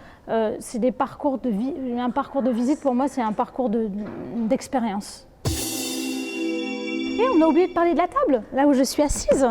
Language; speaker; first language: French; native; French